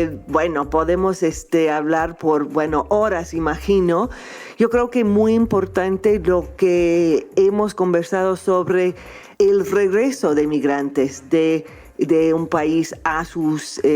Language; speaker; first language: Spanish; non-native, fluent; English